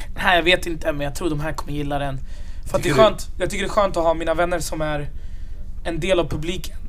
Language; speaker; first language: Swedish; early bilingual, other home language; Arabic